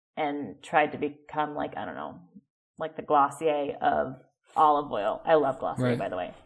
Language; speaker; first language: English; native; English